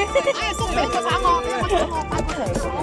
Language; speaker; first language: Cantonese; non-native, learner; Filipino